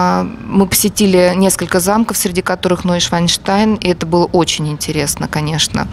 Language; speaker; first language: Russian; native; Russian